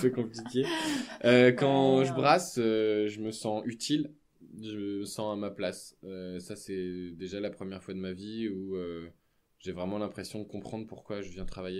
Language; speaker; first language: French; native; French